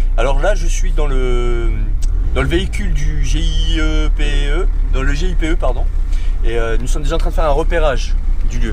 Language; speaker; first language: French; native; French